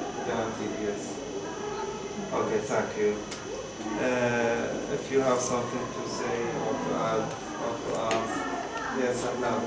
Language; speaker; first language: English; non-native, learner; Arabic